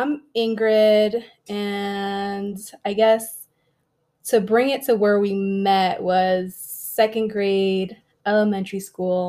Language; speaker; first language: English; early bilingual, other home language; Spanish